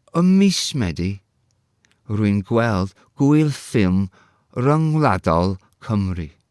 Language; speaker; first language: Welsh; non-native, learner; English